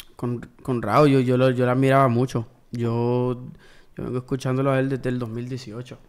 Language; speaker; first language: Spanish; early bilingual, heritage; Spanish